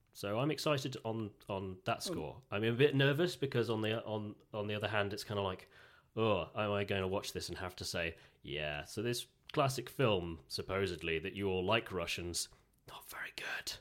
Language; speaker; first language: English; native; English